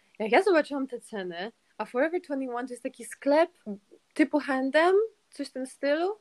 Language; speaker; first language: Polish; early bilingual, heritage; Polish